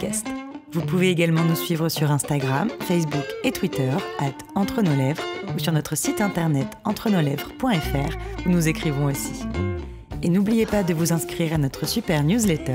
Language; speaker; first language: French; native; French